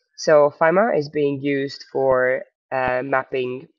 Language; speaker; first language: English; non-native, fluent; Estonian